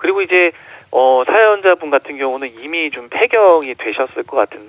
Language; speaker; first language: Korean; native; Korean